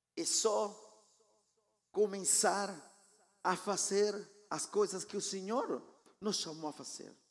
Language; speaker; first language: Portuguese; non-native, fluent; Spanish